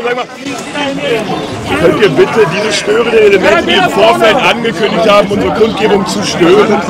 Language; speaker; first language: German; native; German